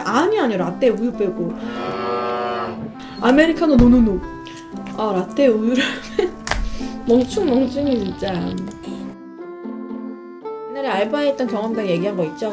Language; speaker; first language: Korean; native; Korean